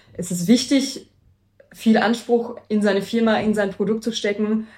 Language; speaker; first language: German; native; German